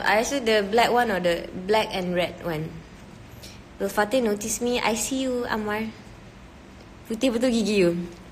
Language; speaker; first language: English; non-native, local second language; Malay